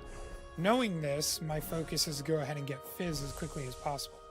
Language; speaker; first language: English; native; English